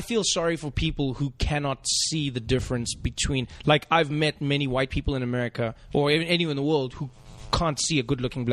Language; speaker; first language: English; native; English